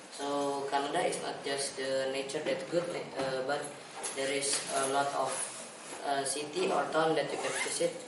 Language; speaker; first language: English; non-native, learner; Indonesian